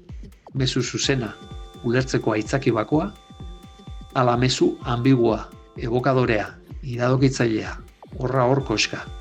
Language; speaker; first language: Basque; native; Basque